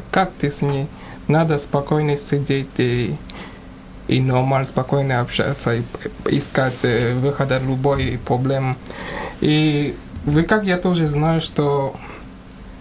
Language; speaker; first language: Russian; non-native, learner; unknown